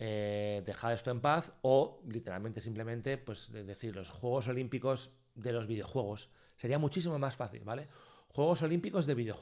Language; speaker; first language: Spanish; native; Spanish